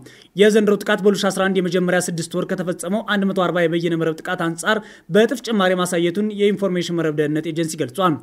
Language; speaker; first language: Amharic; native; Amharic